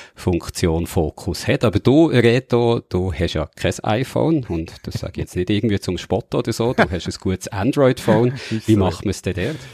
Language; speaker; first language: German; native; German